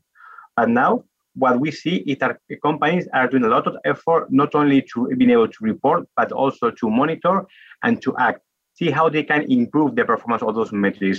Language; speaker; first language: English; non-native, fluent; Spanish